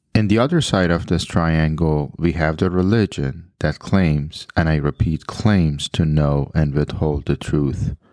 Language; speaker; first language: English; non-native, fluent; Persian